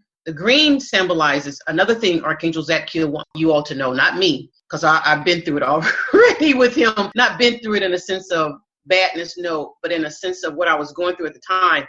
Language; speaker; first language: English; native; English